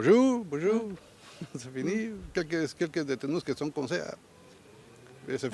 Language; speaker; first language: French; non-native, learner; Spanish